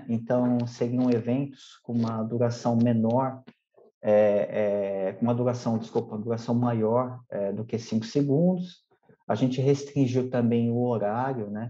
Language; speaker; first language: Portuguese; native; Portuguese